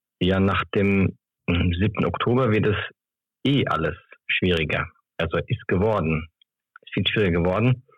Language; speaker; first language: German; early bilingual, other home language; Turkish